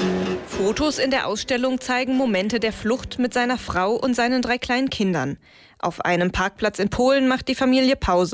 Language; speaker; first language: German; native; German